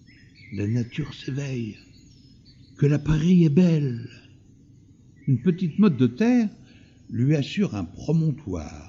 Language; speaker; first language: French; native; French